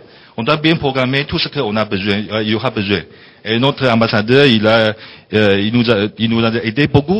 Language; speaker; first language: French; non-native, fluent; Chinese